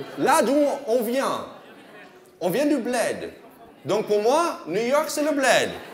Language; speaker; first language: French; non-native, fluent; English